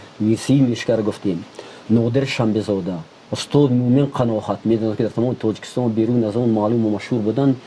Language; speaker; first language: Tajik; non-native, local second language; Shughni